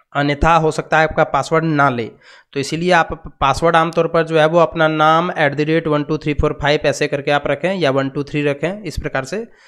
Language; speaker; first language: Hindi; native; Hindi